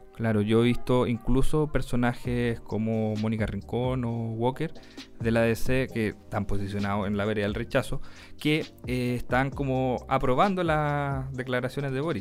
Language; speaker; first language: Spanish; native; Spanish